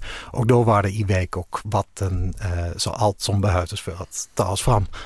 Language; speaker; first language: Swedish; non-native, fluent; Dutch